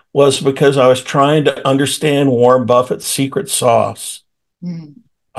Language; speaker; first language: English; native; English